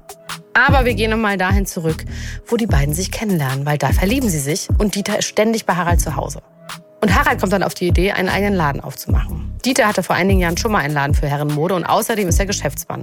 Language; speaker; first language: German; native; German